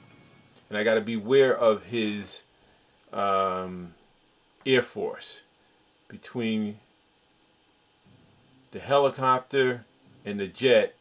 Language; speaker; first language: English; native; English